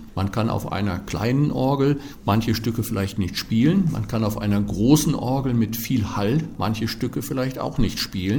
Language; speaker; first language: German; native; German